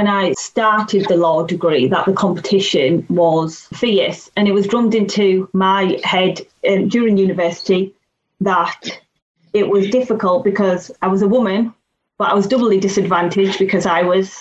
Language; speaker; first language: English; native; English